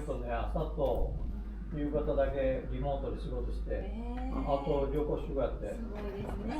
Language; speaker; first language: Japanese; native; Japanese